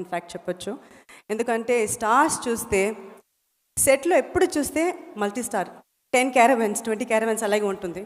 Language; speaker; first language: Telugu; non-native, learner; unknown